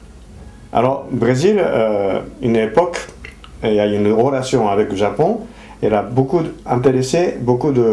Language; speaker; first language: French; non-native, fluent; Japanese